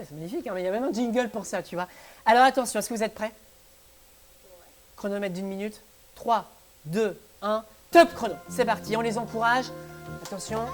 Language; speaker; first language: French; native; French